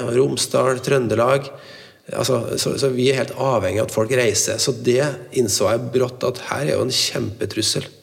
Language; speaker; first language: Norwegian; native; Norwegian